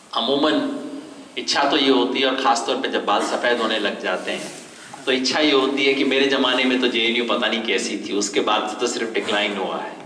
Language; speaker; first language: Hindi; native; Hindi